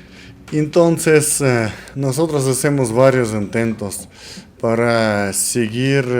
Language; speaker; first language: Spanish; non-native, learner; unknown